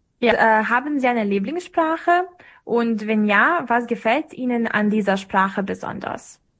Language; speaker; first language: German; non-native, fluent; Serbian